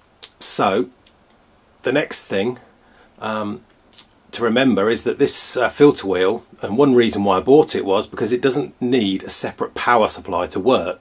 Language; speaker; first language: English; native; English